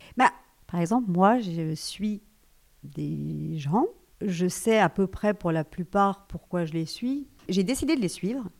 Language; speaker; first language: French; native; French